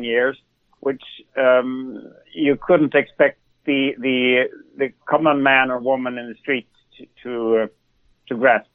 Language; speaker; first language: English; non-native, fluent; Swedish